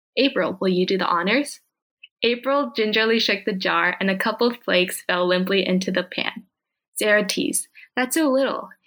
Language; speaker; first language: English; early bilingual, other home language; Korean